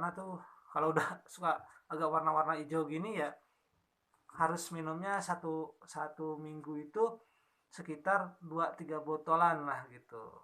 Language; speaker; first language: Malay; non-native, local second language; Sundanese